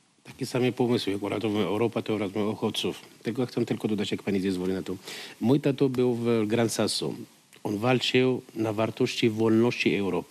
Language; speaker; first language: Polish; non-native, learner; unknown